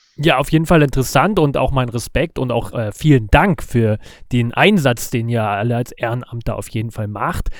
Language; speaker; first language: German; native; German